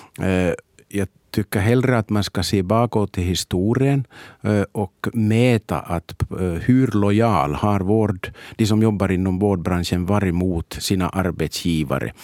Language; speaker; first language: Swedish; native; Swedish